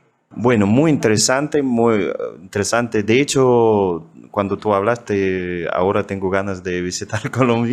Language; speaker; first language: Spanish; non-native, fluent; Russian